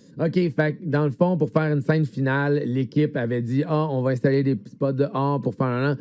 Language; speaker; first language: French; native; French